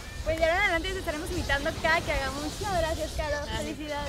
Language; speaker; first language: Spanish; native; Spanish